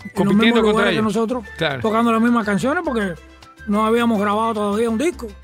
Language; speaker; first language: Spanish; early bilingual, heritage; Spanish